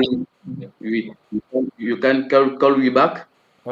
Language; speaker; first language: English; non-native, learner; French